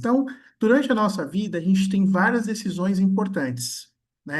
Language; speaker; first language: Portuguese; native; Portuguese